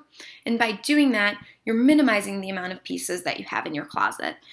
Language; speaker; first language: English; native; English